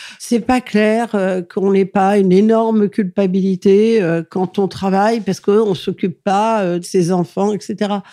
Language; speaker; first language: French; early bilingual, other home language; Catalan